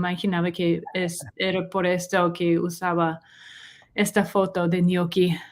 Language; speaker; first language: Spanish; non-native, learner; English